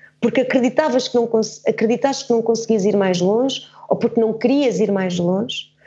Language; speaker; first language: Portuguese; early bilingual, heritage; Portuguese